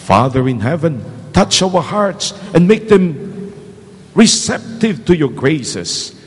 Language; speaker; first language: English; non-native, local second language; Filipino